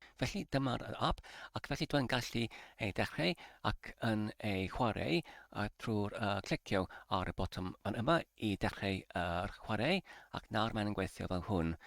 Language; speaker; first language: Welsh; non-native, learner; English